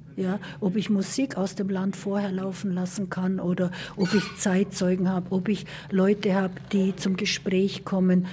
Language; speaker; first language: German; native; German